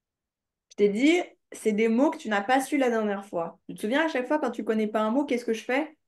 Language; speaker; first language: French; native; French